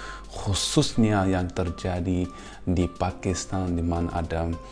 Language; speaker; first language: Indonesian; non-native, fluent; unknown